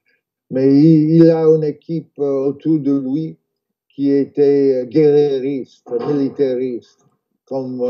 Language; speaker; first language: French; non-native, fluent; English